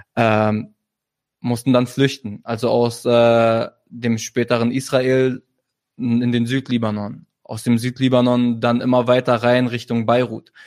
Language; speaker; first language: German; early bilingual, other home language; Arabic